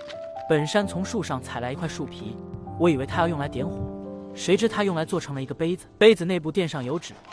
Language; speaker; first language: Chinese; native; Chinese